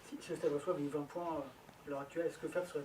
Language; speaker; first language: French; native; French